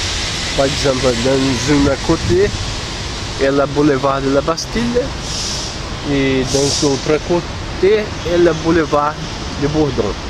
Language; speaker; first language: French; non-native, learner; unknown